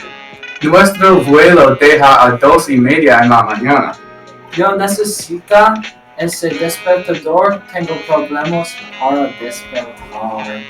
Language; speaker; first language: Spanish; non-native, learner; English